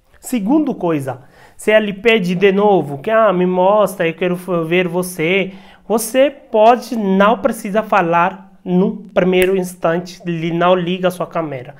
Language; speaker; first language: Portuguese; non-native, learner; Hindi